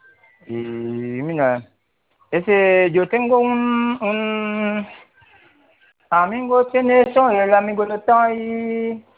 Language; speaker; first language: Spanish; non-native, learner; Haitian Creole